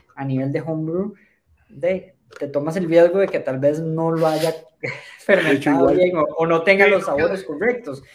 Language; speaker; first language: Spanish; native; Spanish